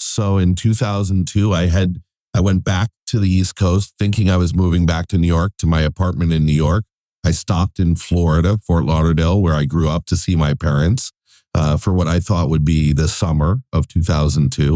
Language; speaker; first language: English; native; English